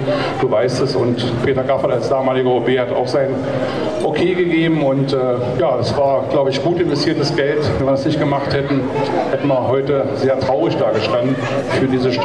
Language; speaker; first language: German; native; German